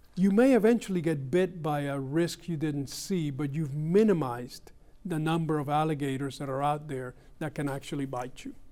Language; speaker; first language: English; early bilingual, other home language; Spanish